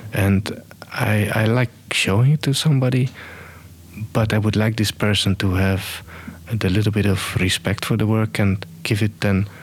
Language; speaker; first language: English; non-native, fluent; Estonian